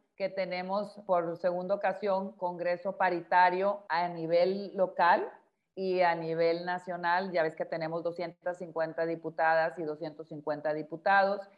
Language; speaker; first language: Spanish; native; Spanish